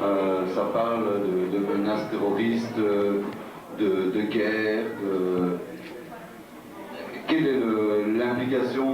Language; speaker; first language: French; native; French